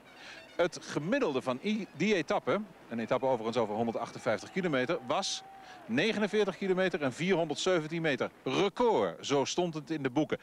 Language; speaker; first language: Dutch; native; Dutch